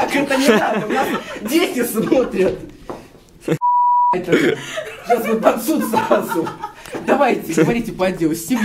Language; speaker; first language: Russian; native; Russian